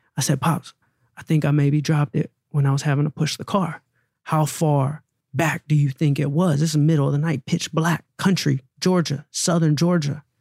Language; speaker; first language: English; native; English